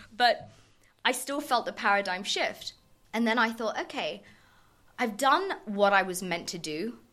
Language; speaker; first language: English; native; English